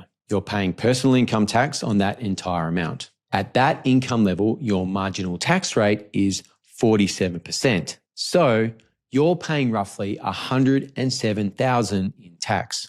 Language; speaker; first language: English; native; English